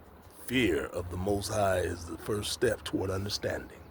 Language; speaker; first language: English; native; English